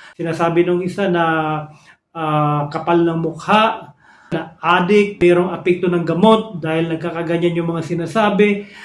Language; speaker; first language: Filipino; non-native, local second language; Cebuano